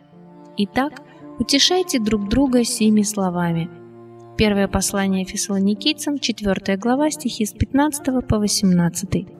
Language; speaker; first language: Russian; native; Russian